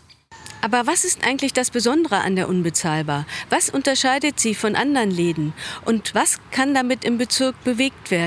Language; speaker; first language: German; native; German